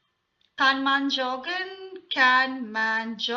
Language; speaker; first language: German; non-native, fluent; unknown